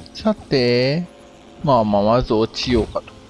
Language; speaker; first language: Japanese; native; Japanese